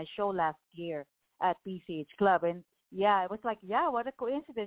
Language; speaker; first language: English; non-native, local second language; Filipino